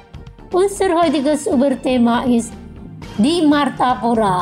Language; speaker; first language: German; non-native, fluent; Indonesian